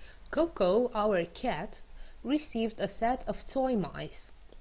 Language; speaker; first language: English; non-native, fluent; Romanian